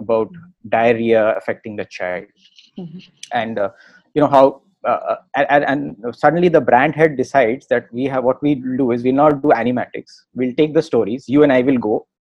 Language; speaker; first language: English; non-native, local second language; Hindi